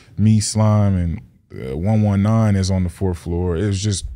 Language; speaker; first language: English; native; English